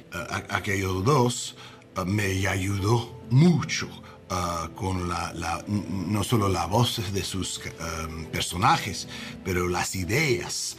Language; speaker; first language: Spanish; non-native, learner; English